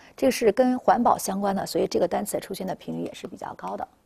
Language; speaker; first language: Chinese; native; Chinese